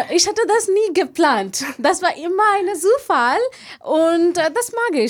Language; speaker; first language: German; non-native, learner; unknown